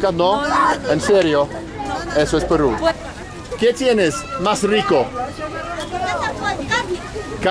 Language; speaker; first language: Spanish; non-native, learner; English